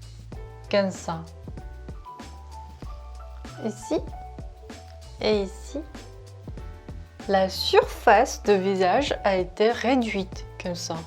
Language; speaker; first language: French; non-native, fluent; Korean